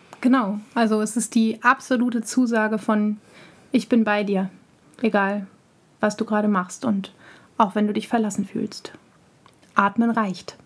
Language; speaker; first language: German; native; German